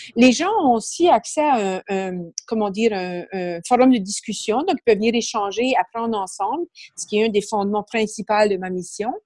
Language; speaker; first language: French; native; French